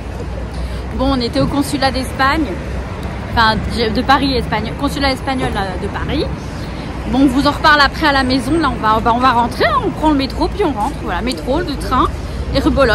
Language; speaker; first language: French; native; French